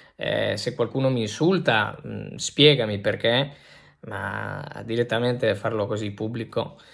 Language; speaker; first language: Italian; non-native, fluent; Spanish